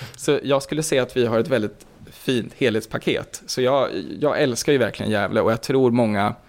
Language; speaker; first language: Swedish; native; Swedish